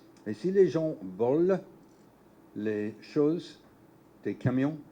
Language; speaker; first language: French; non-native, learner; English